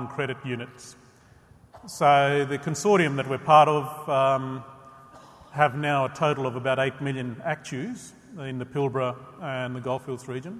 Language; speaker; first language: English; native; English